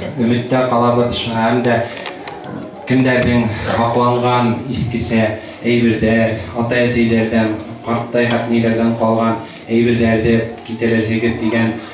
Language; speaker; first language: Tatar; non-native, local second language; Bashkir